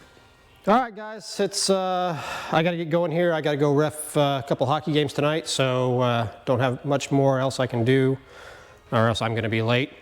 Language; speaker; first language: English; native; English